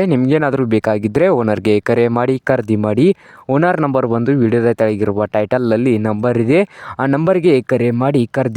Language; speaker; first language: Kannada; native; Kannada